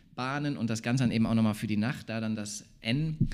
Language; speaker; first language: German; native; German